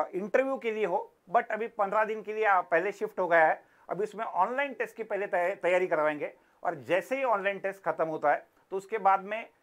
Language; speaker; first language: Hindi; non-native, local second language; Marathi